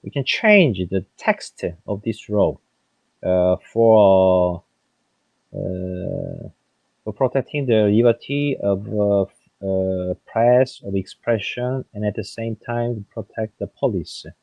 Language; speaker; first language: English; non-native, fluent; French